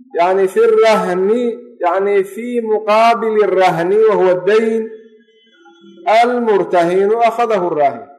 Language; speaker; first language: Arabic; non-native, local second language; Somali